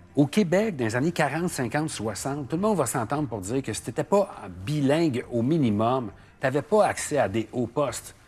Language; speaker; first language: French; native; French